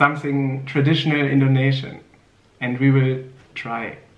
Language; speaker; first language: English; non-native, fluent; German